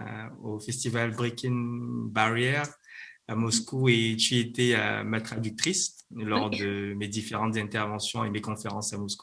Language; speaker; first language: French; native; French